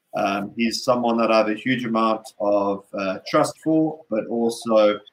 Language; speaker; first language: English; native; English